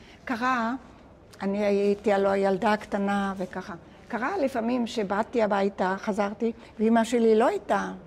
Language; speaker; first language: Hebrew; non-native, local second language; Ladino